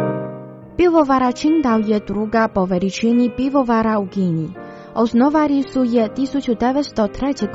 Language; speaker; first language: Croatian; non-native, fluent; Chinese